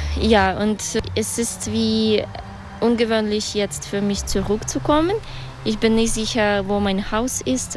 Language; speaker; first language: German; non-native, fluent; Russian